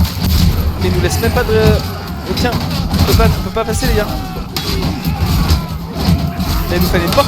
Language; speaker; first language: French; native; French